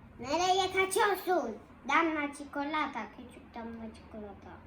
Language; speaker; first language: Turkish; early bilingual, heritage; Turkish